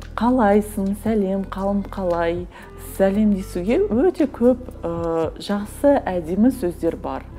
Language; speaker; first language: Kazakh; non-native, local second language; Russian